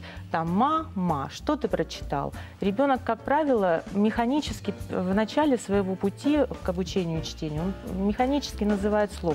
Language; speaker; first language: Russian; native; Russian